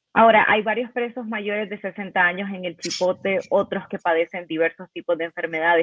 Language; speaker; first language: Spanish; native; Spanish